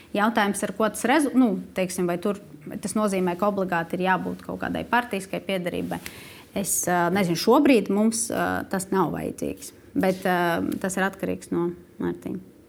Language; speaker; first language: Latvian; non-native, local second language; Russian